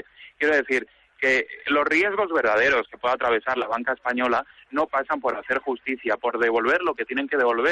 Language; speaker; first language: Spanish; native; Spanish